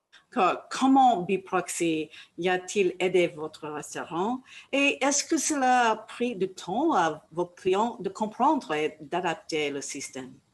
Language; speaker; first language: French; non-native, learner; English